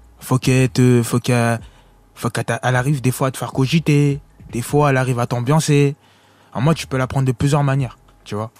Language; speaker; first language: French; early bilingual, other home language; Lingala